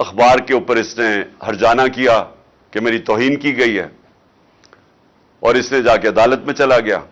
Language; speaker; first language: Urdu; native; Urdu